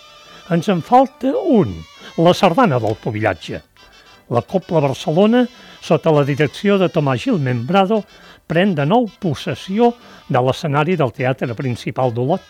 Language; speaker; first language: Catalan; native; Catalan